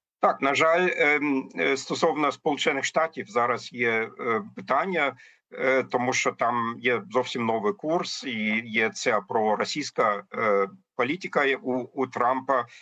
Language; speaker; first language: Ukrainian; non-native, fluent; German